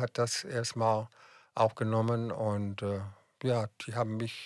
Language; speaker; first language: German; non-native, fluent; English